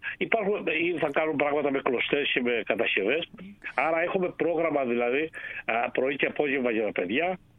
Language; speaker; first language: Greek; native; Greek